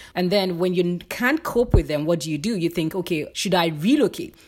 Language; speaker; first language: English; non-native, local second language; Yoruba